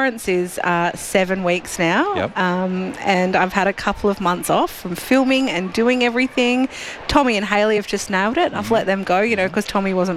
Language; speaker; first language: English; native; English